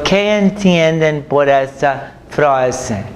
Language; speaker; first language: Spanish; non-native, fluent; English